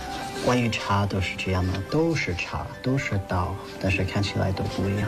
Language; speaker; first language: Chinese; non-native, fluent; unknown